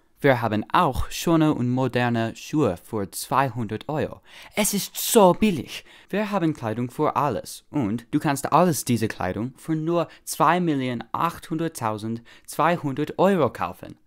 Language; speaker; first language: German; non-native, learner; English